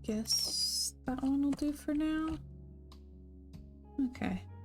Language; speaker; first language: English; native; English